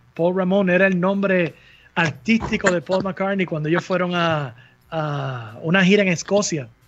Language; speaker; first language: Spanish; native; Spanish